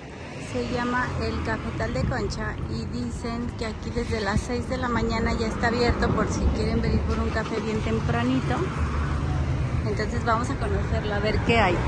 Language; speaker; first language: Spanish; native; Spanish